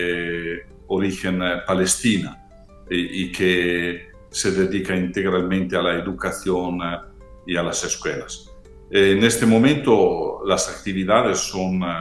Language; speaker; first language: Spanish; non-native, fluent; Italian